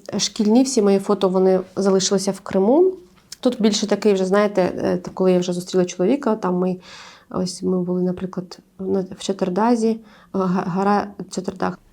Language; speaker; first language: Ukrainian; non-native, local second language; Crimean Tatar